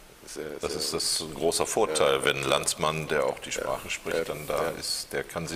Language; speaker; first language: German; native; German